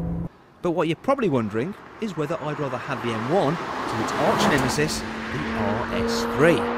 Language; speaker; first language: English; native; English